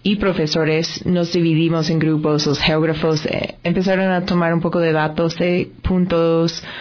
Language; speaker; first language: Spanish; non-native, fluent; English